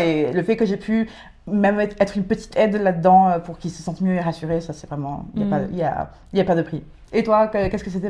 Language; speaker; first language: French; native; French